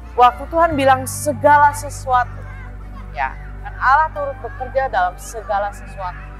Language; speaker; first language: Indonesian; early bilingual, heritage; Indonesian